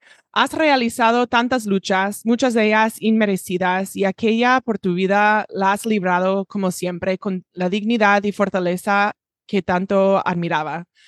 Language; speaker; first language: Spanish; non-native, fluent; English